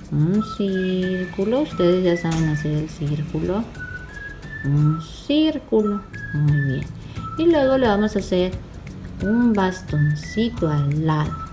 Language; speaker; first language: Spanish; native; Spanish